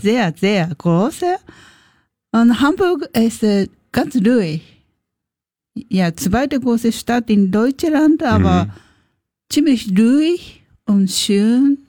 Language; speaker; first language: German; non-native, learner; Japanese